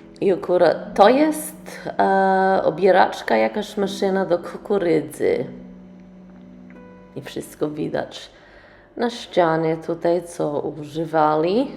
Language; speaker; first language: Polish; early bilingual, heritage; English